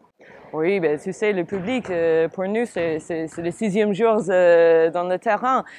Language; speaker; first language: French; non-native, fluent; English